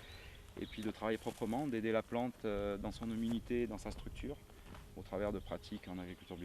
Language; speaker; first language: French; native; French